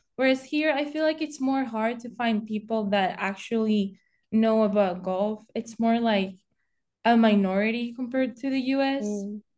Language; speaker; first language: English; non-native, fluent; Spanish